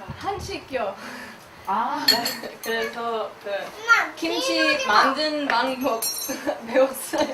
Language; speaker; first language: Korean; non-native, learner; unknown